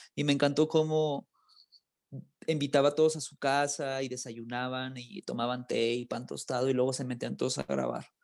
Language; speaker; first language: Spanish; early bilingual, heritage; Spanish